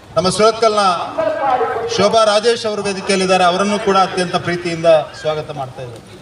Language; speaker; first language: Kannada; non-native, local second language; Tulu